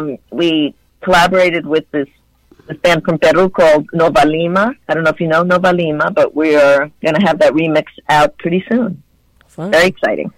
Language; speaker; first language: English; early bilingual, other home language; Spanish